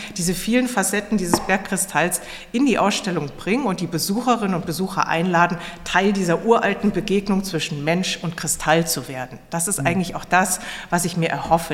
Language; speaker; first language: German; native; German